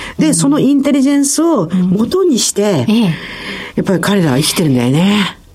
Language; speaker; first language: Japanese; native; Japanese